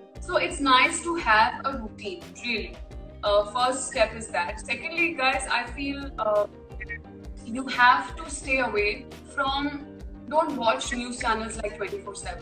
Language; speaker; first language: English; non-native, local second language; Hindi